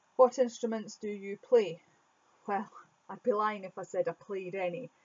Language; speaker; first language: English; native; English